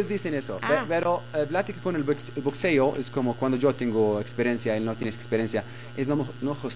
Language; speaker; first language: Spanish; non-native, learner; Arabic